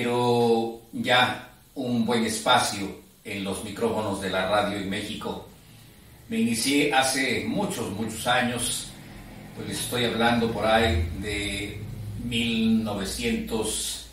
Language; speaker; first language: Spanish; native; Spanish